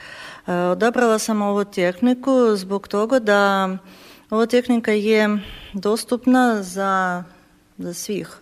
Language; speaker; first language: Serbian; non-native, fluent; Ukrainian